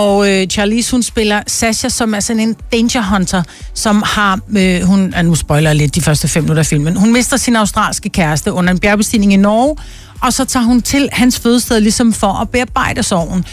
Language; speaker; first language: Danish; native; Danish